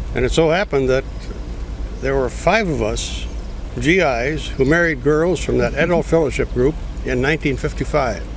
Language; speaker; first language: English; native; English